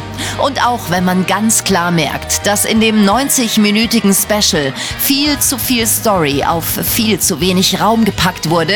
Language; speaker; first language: German; native; German